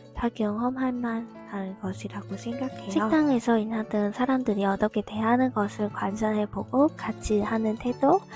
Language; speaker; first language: Korean; non-native, fluent; Vietnamese